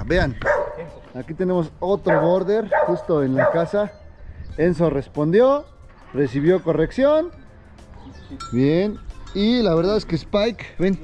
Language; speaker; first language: Spanish; native; Spanish